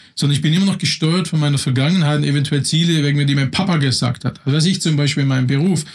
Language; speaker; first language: German; native; German